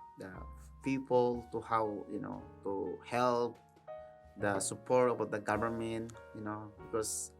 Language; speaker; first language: English; non-native, learner; Filipino